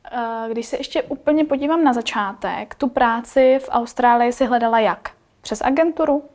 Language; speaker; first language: Czech; native; Czech